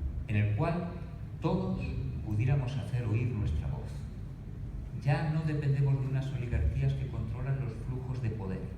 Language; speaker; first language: Spanish; native; Spanish